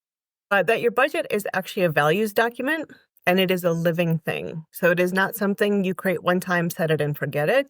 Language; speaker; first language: English; native; English